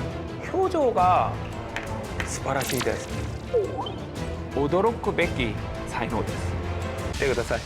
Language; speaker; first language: Japanese; non-native, fluent; Korean